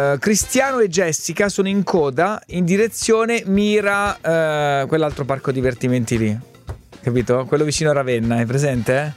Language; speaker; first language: Italian; native; Italian